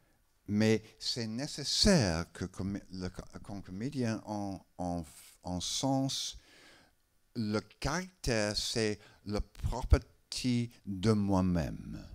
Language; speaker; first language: French; non-native, learner; English